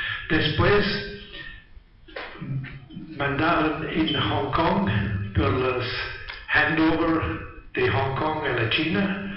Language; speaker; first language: Spanish; non-native, learner; Italian